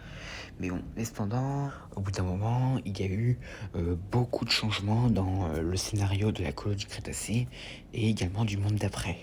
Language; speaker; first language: French; native; French